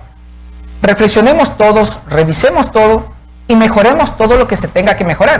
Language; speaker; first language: Spanish; native; Spanish